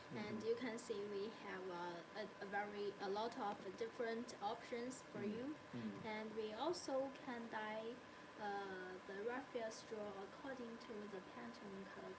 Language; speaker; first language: English; non-native, learner; Chinese